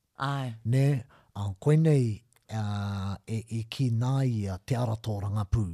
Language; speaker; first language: Māori; non-native, local second language; English